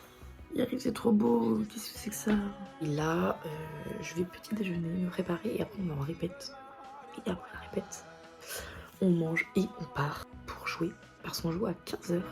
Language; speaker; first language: French; native; French